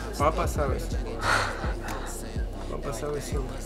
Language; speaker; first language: Spanish; non-native, learner; Russian